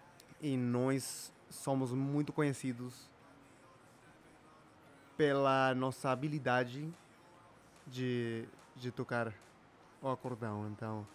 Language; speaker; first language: Portuguese; non-native, fluent; Spanish